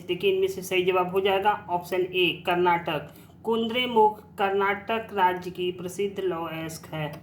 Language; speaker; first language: Hindi; native; Hindi